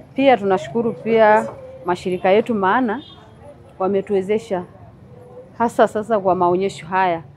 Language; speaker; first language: Swahili; non-native, local second language; Masai